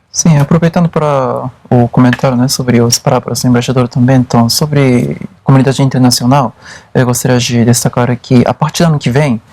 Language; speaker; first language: Portuguese; non-native, fluent; Japanese